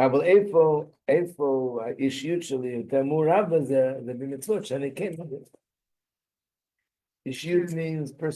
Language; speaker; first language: Hebrew; non-native, fluent; English